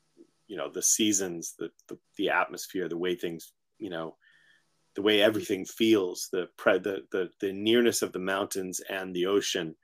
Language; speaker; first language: English; native; English